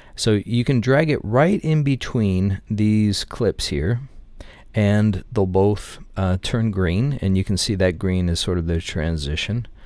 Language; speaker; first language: English; native; English